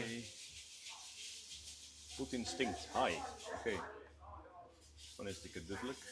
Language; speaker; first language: Dutch; native; Dutch